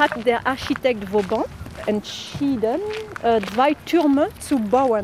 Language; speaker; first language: German; non-native, fluent; French